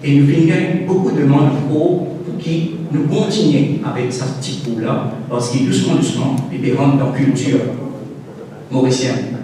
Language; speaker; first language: French; non-native, local second language; Morisyen